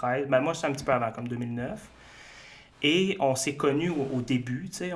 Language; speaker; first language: French; native; French